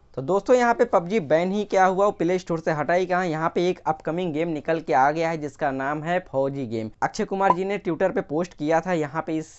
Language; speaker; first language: Hindi; native; Hindi